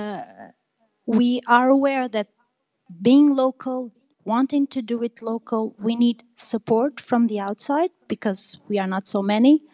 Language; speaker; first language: English; non-native, fluent; Portuguese